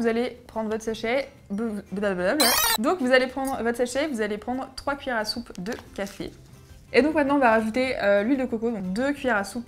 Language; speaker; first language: French; native; French